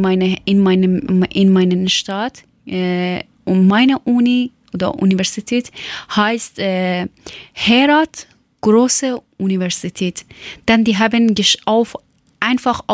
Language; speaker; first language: German; non-native, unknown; Persian